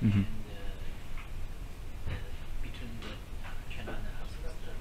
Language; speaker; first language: English; non-native, learner; Chinese